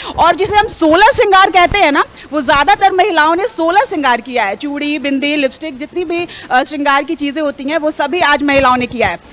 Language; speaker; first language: Hindi; native; Hindi